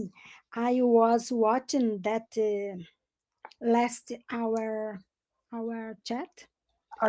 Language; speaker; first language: English; non-native, learner; Portuguese